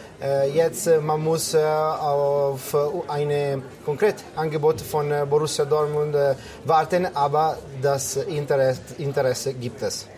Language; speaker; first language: German; non-native, learner; Italian